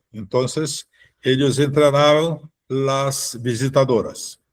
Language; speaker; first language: Spanish; non-native, fluent; Portuguese